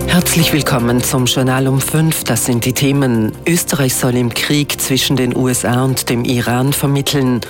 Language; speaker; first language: German; native; German